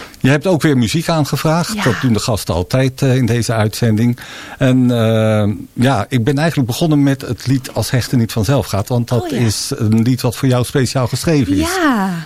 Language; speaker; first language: Dutch; native; Dutch